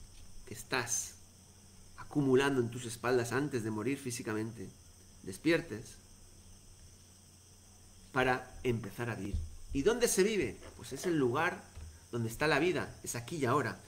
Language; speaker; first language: Spanish; native; Spanish